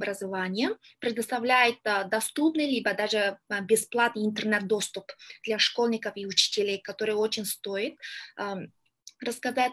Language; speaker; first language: Russian; non-native, learner; Kyrgyz